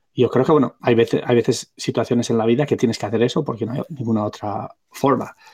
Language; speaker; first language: Spanish; non-native, local second language; Catalan